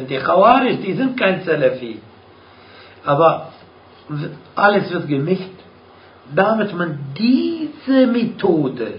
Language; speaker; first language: German; non-native, fluent; Arabic